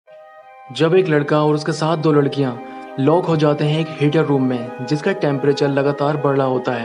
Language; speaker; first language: Hindi; native; Hindi